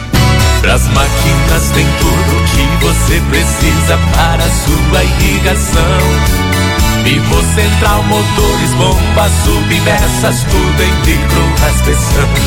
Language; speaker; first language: Portuguese; native; Portuguese